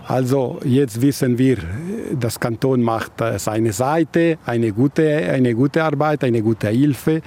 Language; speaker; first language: German; non-native, local second language; Italian